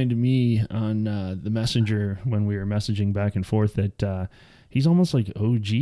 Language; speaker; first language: English; native; English